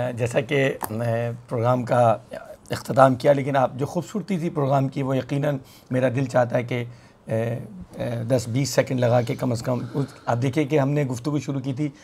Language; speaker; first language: Urdu; native; Urdu